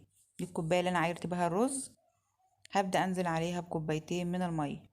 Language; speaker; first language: Arabic; native; Arabic